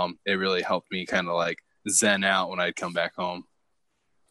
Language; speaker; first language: English; native; English